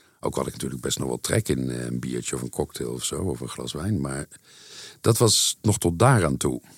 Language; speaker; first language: Dutch; native; Dutch